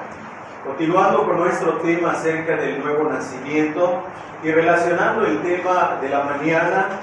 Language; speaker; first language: Spanish; native; Spanish